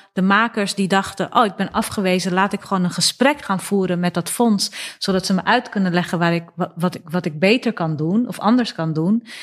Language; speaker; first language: Dutch; early bilingual, other home language; Persian